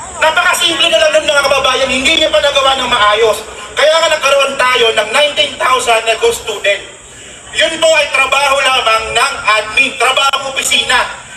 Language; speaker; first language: Filipino; non-native, local second language; Hiligaynon